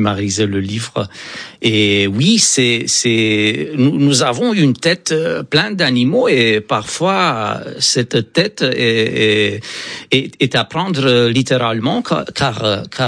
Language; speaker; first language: French; non-native, fluent; Romanian